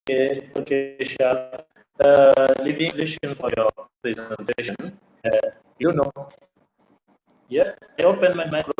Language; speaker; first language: English; non-native, learner; French